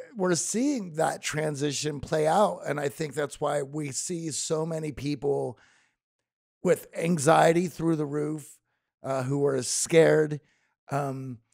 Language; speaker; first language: English; native; English